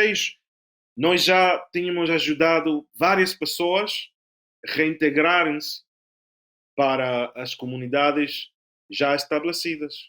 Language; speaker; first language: Portuguese; non-native, fluent; Spanish